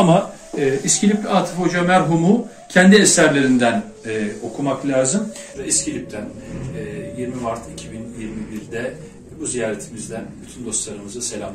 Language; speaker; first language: Turkish; native; Turkish